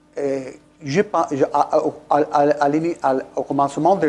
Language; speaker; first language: French; non-native, fluent; Spanish